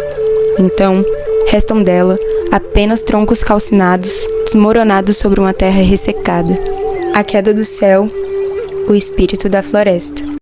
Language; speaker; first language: Portuguese; native; Portuguese